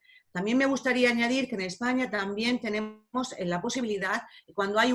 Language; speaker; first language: Spanish; native; Spanish